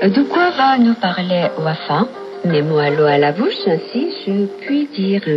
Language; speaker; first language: French; native; French